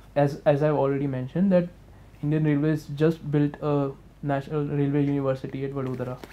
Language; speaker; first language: English; non-native, local second language; Hindi